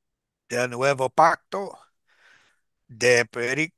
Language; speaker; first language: Spanish; non-native, fluent; English